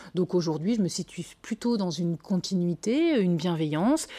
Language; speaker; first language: French; native; French